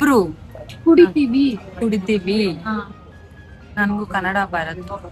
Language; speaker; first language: Kannada; non-native, learner; Telugu